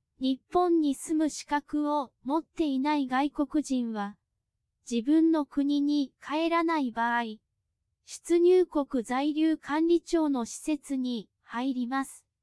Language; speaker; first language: Japanese; non-native, fluent; Cantonese